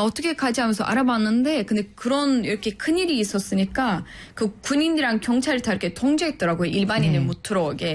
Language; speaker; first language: Korean; non-native, fluent; Turkish